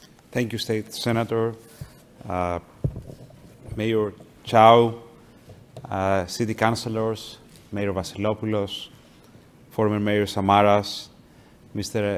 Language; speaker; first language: English; non-native, fluent; Greek